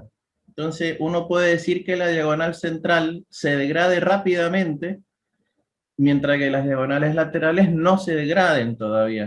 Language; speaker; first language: Spanish; native; Spanish